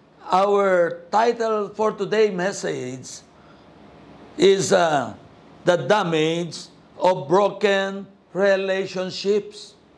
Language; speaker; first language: English; non-native, local second language; Filipino